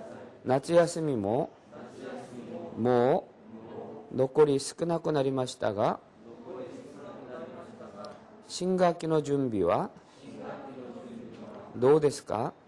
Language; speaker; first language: Japanese; non-native, local second language; Korean